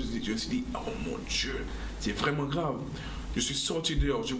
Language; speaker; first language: French; non-native, local second language; English